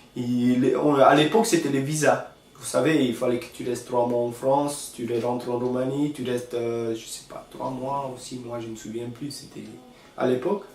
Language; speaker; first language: French; non-native, fluent; Romanian